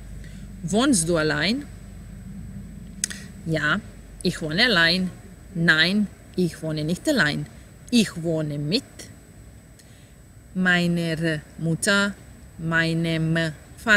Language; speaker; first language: German; non-native, fluent; Serbian